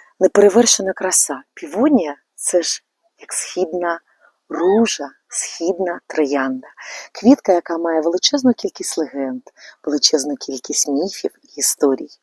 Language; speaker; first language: Ukrainian; native; Ukrainian